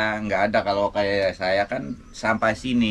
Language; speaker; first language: Indonesian; native; Indonesian